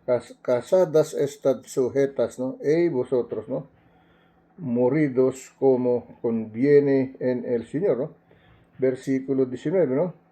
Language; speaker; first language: Spanish; non-native, learner; Filipino